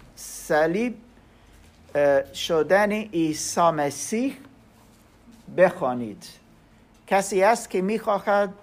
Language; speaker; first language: Persian; non-native, learner; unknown